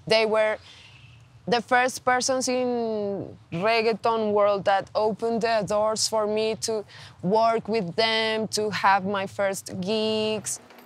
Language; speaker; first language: English; non-native, fluent; Spanish